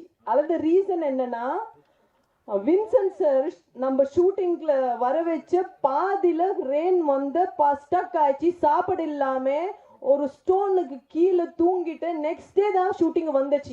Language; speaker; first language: Tamil; non-native, fluent; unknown